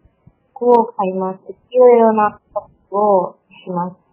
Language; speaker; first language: Japanese; non-native, learner; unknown